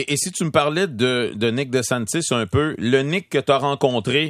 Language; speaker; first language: French; native; French